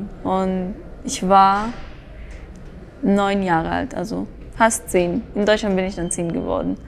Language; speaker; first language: German; early bilingual, other home language; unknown